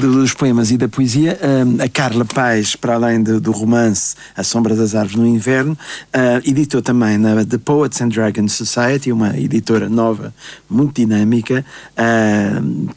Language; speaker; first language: Portuguese; native; Portuguese